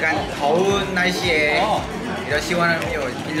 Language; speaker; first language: Korean; non-native, fluent; Vietnamese